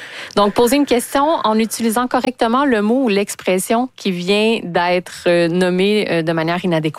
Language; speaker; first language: French; native; French